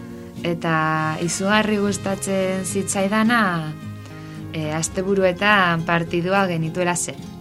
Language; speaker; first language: Basque; non-native, learner; Spanish